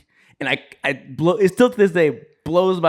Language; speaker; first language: English; native; English